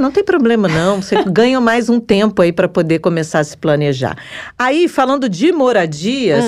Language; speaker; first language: Portuguese; native; Portuguese